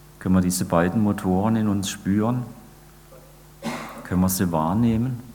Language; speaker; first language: German; native; German